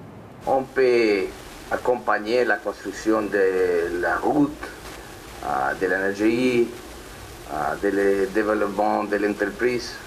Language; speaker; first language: French; non-native, learner; Spanish